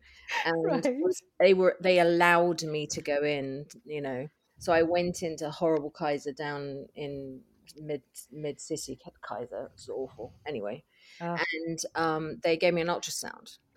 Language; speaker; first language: English; native; English